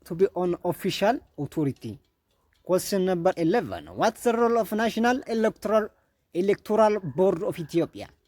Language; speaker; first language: English; non-native, local second language; Amharic